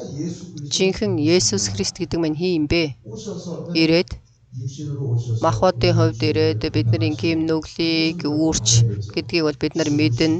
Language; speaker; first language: Mongolian; early bilingual, other home language; Korean